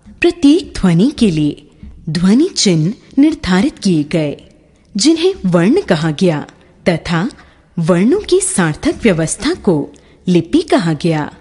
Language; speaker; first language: Hindi; native; Hindi